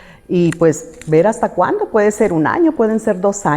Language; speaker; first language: Spanish; native; Spanish